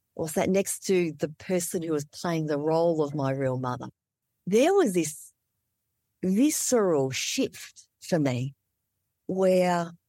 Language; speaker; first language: English; native; English